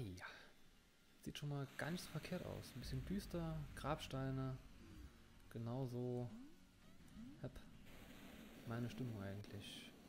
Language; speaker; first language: German; native; German